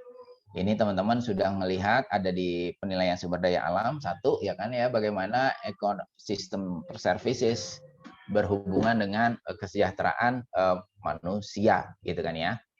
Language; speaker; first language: Indonesian; native; Indonesian